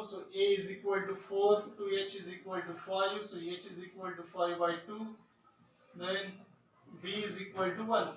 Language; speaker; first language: English; non-native, local second language; Marathi